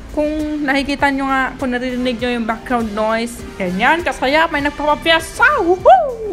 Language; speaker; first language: Filipino; native; Filipino